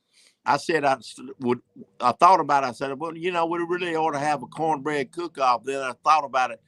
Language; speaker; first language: English; native; English